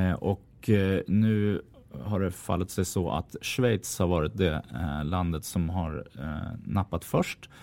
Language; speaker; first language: Swedish; native; Swedish